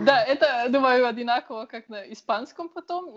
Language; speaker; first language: Russian; non-native, learner; Slovenian